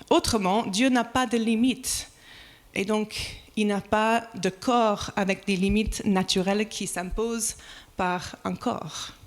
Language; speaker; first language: French; non-native, fluent; English